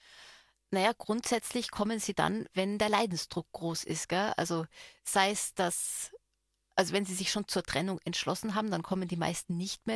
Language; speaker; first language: German; native; German